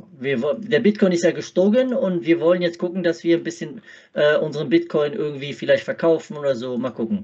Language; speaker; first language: German; native; German